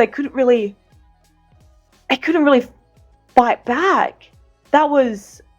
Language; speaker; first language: English; native; English